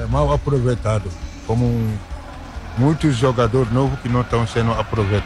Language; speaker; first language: Portuguese; non-native, fluent; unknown